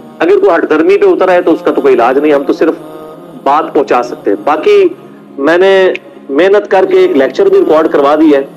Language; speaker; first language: Urdu; non-native, local second language; Punjabi